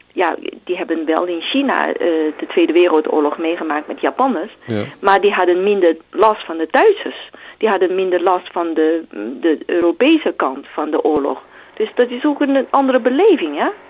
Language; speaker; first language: Dutch; non-native, fluent; Chinese